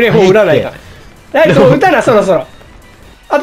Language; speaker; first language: Japanese; native; Japanese